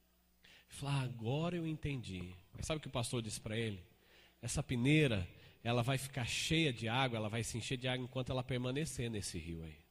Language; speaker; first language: Portuguese; native; Portuguese